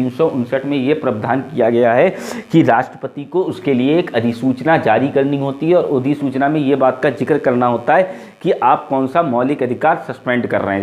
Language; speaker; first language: Hindi; native; Hindi